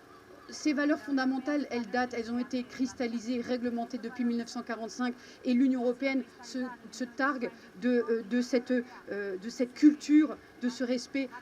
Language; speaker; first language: French; native; French